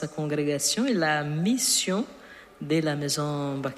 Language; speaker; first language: French; non-native, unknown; Portuguese